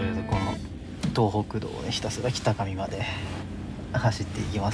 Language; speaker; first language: Japanese; native; Japanese